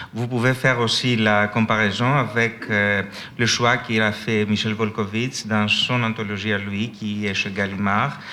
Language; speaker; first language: French; non-native, fluent; Greek